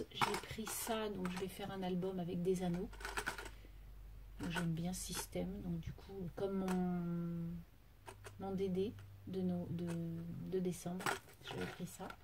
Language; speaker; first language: French; native; French